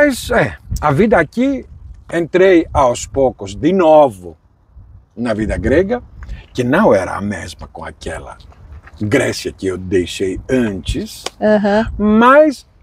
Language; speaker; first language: Portuguese; non-native, fluent; Greek